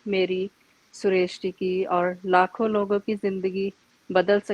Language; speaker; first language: Hindi; non-native, local second language; Punjabi